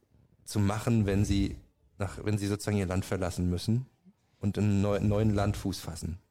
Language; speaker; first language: German; native; German